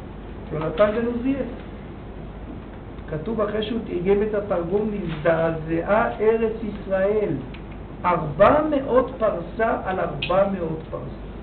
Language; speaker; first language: Hebrew; native; Hebrew